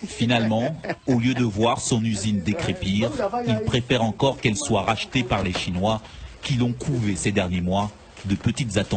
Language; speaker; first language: French; native; French